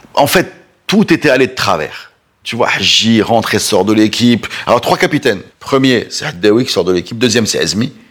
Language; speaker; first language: French; non-native, local second language; Arabic